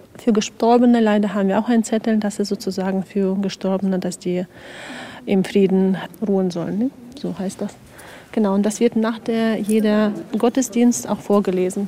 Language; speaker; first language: German; non-native, fluent; Ukrainian